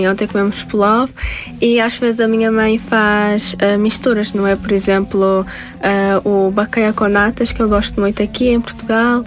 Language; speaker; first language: Portuguese; non-native, fluent; Tajik